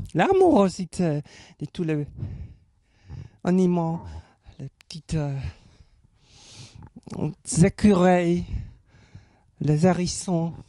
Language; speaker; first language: French; non-native, learner; German